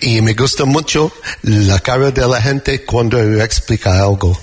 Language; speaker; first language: Spanish; non-native, learner; English